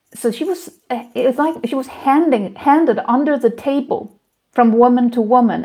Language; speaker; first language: English; non-native, fluent; Danish